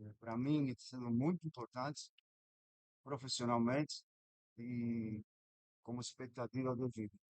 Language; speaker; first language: Portuguese; non-native, fluent; Spanish